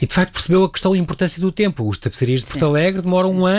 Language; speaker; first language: Portuguese; native; Portuguese